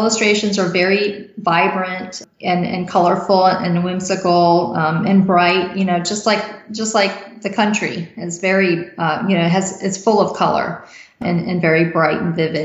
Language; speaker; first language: English; native; English